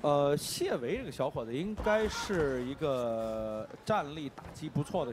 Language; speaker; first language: Chinese; native; Chinese